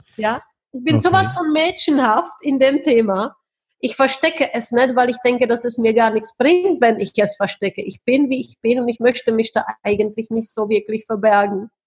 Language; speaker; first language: German; non-native, fluent; Czech